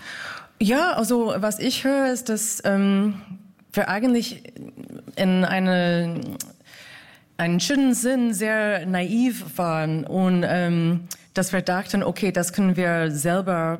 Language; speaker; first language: German; non-native, fluent; English